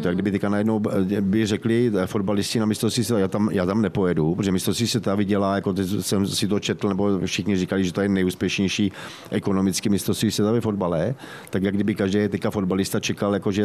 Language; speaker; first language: Czech; native; Czech